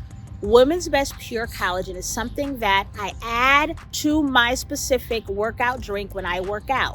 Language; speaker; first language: English; native; English